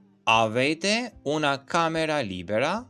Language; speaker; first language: Italian; non-native, fluent; Albanian